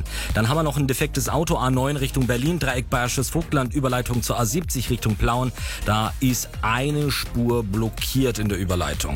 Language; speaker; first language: German; native; German